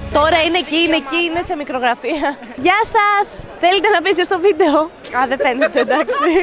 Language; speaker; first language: Greek; native; Greek